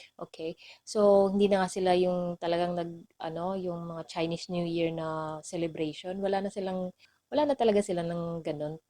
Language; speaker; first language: Filipino; non-native, local second language; Cebuano